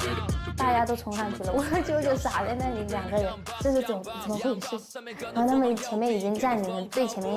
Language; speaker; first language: Chinese; native; Chinese